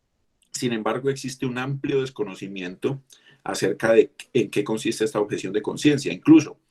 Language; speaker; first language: Spanish; native; Spanish